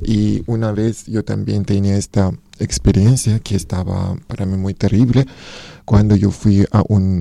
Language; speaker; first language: Spanish; non-native, learner; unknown